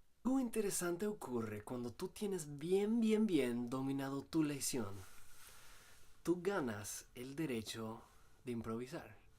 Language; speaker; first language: Spanish; non-native, fluent; English